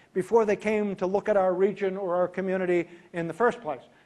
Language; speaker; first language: English; native; English